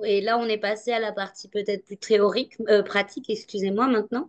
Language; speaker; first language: French; native; French